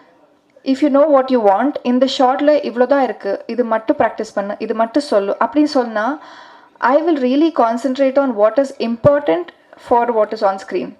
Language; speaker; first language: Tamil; non-native, learner; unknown